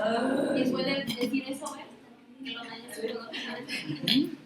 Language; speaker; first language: Spanish; native; Spanish